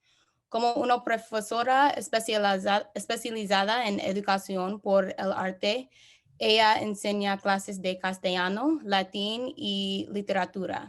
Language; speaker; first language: Spanish; non-native, learner; English